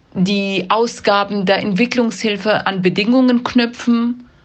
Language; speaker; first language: German; early bilingual, other home language; Persian